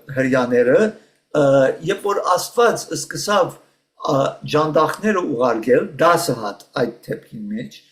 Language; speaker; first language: Armenian; early bilingual, heritage; Armenian